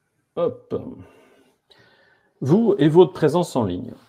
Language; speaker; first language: French; native; French